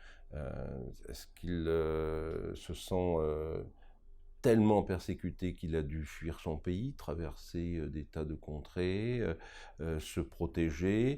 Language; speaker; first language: French; native; French